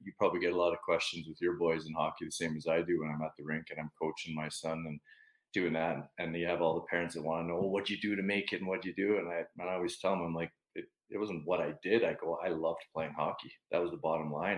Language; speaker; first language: English; native; English